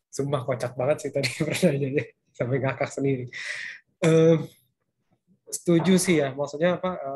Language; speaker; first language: Indonesian; native; Indonesian